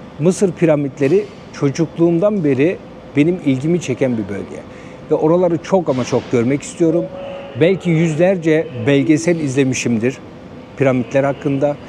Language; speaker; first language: Turkish; native; Turkish